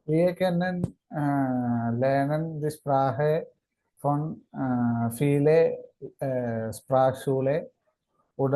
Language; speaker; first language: German; non-native, learner; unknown